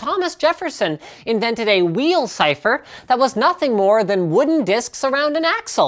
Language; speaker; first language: English; native; English